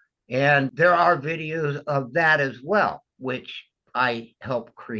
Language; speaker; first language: English; native; English